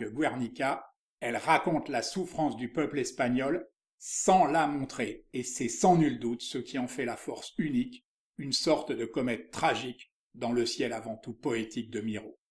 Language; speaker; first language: French; native; French